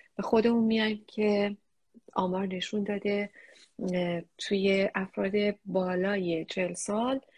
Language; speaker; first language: Persian; native; Persian